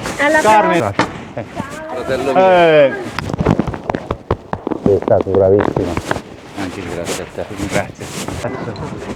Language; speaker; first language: Italian; non-native, learner; Korean